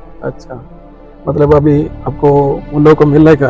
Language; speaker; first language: Hindi; non-native, local second language; Malayalam